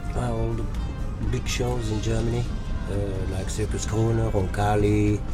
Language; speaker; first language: English; early bilingual, other home language; French